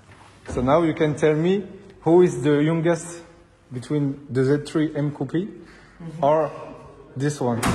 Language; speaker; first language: English; non-native, learner; French